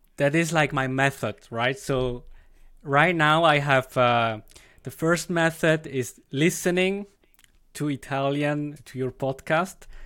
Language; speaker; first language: English; non-native, fluent; Swiss German